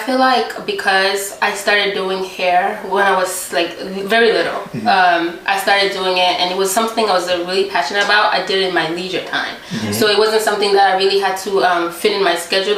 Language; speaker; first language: English; early bilingual, other home language; Rundi